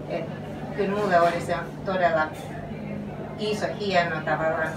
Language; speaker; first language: Finnish; non-native, fluent; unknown